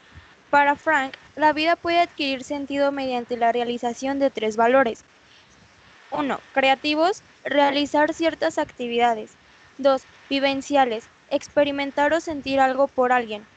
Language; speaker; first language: Spanish; native; Spanish